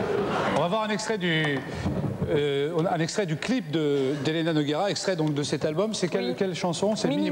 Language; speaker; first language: French; native; French